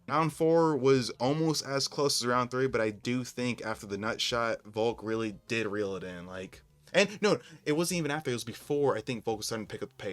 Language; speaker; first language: English; native; English